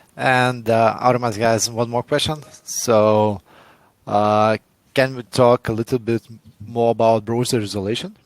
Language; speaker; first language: English; non-native, fluent; Lithuanian